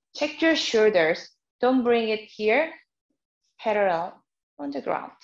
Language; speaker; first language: English; non-native, fluent; Korean